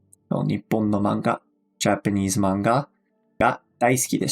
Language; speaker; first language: Japanese; non-native, fluent; English